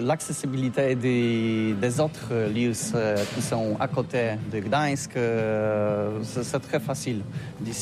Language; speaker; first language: French; non-native, learner; Polish